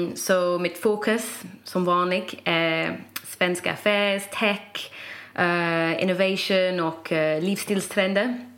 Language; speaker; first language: Swedish; non-native, fluent; English